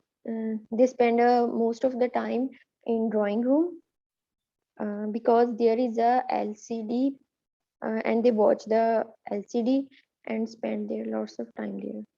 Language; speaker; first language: English; non-native, learner; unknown